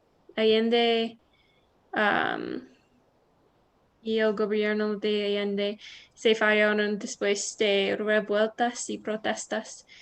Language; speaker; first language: Spanish; non-native, learner; English